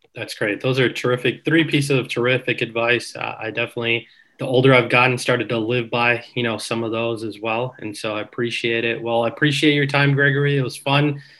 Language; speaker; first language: English; early bilingual, other home language; Hindi